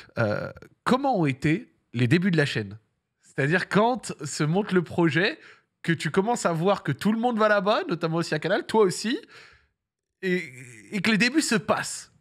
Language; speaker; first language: French; early bilingual, other home language; Arabic